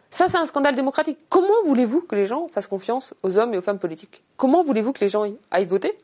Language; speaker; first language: French; native; French